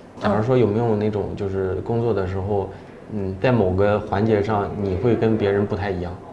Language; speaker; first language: Chinese; native; Chinese